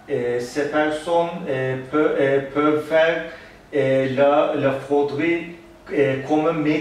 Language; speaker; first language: French; non-native, learner; Turkish